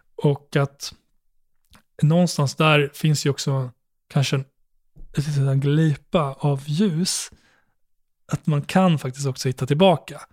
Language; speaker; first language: Swedish; native; Swedish